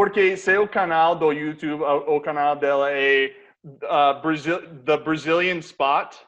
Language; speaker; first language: Portuguese; non-native, fluent; English